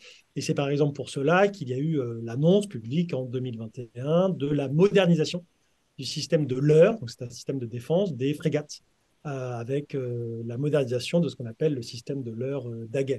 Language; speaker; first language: French; native; French